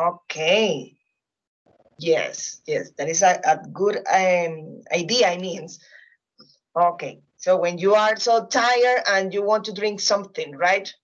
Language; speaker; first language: English; non-native, fluent; Spanish